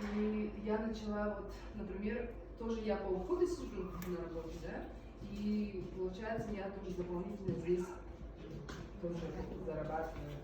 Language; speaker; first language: Russian; non-native, local second language; Yakut